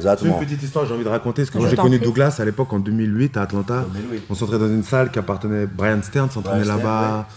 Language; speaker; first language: French; native; French